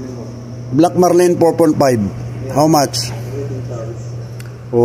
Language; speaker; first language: English; non-native, local second language; Filipino